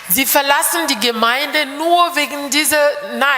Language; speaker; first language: German; non-native, fluent; French